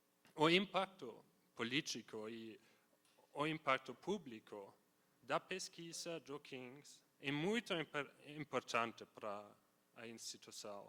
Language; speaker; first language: Portuguese; non-native, fluent; German